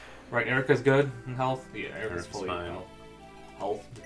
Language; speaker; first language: English; native; English